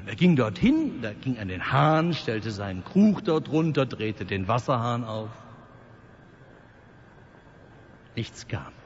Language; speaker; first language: German; native; German